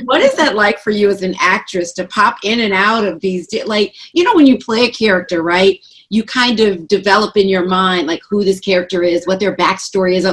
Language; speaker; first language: English; native; English